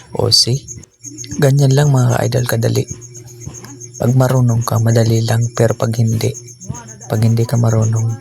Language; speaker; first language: Filipino; non-native, local second language; Bikol